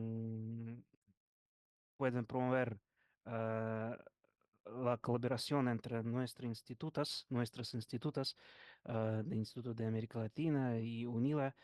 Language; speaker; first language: Spanish; non-native, learner; Russian